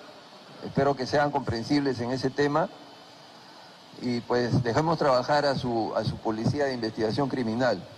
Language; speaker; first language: Spanish; native; Spanish